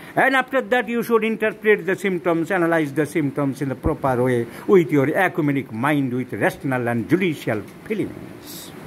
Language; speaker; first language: English; non-native, local second language; Bangla